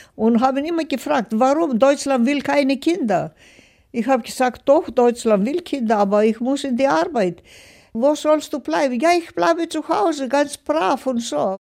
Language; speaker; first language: German; non-native, learner; Greek